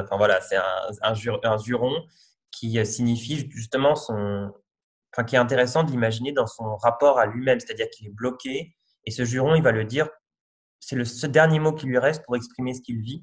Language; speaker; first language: French; native; French